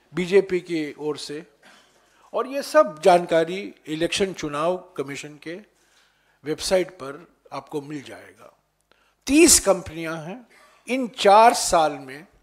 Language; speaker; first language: Hindi; native; Hindi